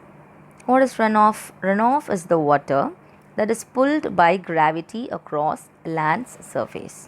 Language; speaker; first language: English; non-native, local second language; Tamil